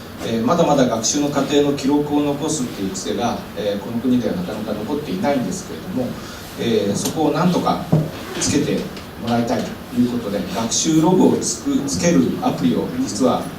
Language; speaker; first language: Japanese; native; Japanese